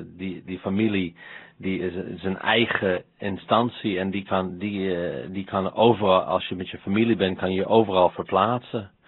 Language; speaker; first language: Dutch; non-native, fluent; English